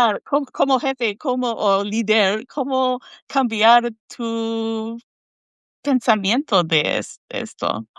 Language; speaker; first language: Spanish; non-native, learner; English